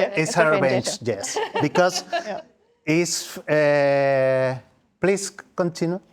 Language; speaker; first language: English; non-native, learner; Spanish